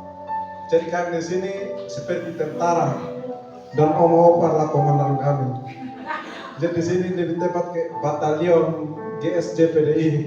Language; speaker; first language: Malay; non-native, local second language; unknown